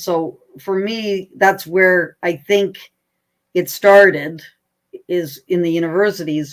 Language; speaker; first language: English; native; English